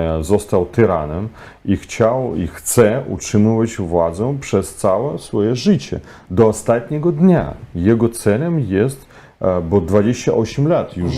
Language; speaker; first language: Polish; non-native, fluent; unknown